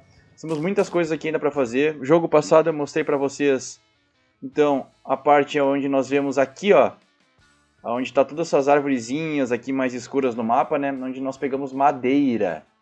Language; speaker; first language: Portuguese; native; Portuguese